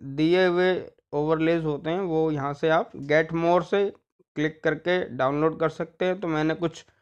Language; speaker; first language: Hindi; native; Hindi